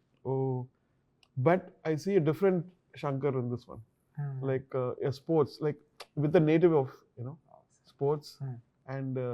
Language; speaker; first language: Telugu; non-native, learner; Tamil